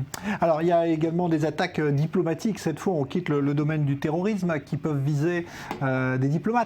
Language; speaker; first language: French; native; French